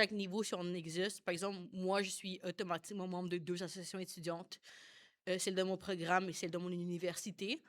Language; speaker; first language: French; native; French